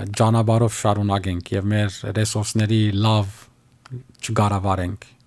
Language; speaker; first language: Armenian; early bilingual, heritage; Armenian